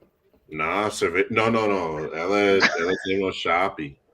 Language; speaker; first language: Portuguese; non-native, learner; English